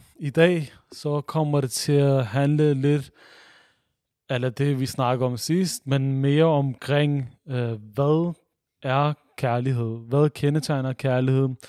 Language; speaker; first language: Danish; early bilingual, other home language; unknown